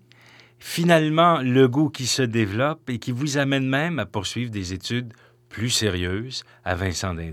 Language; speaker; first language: French; native; French